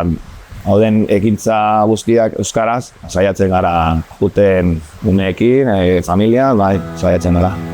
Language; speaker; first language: Basque; non-native, local second language; Spanish